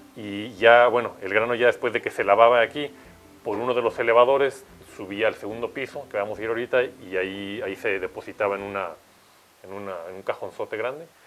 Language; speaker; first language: Spanish; native; Spanish